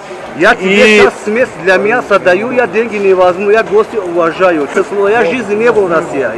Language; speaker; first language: Russian; non-native, learner; Tajik